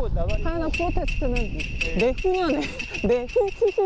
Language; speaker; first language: Korean; native; Korean